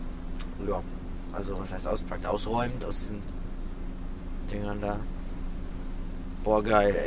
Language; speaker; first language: German; native; German